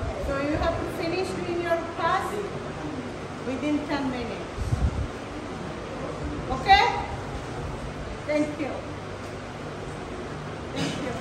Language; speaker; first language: English; non-native, local second language; Bangla